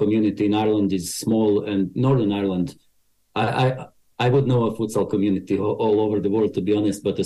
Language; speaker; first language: English; non-native, fluent; Bosnian